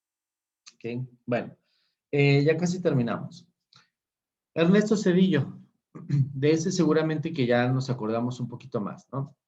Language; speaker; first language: Spanish; native; Spanish